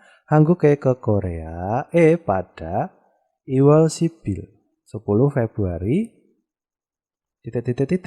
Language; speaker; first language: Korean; non-native, fluent; Indonesian